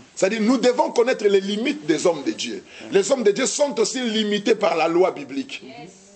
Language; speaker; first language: French; non-native, local second language; Lingala